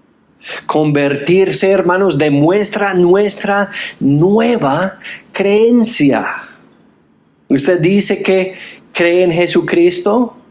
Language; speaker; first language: Spanish; non-native, fluent; English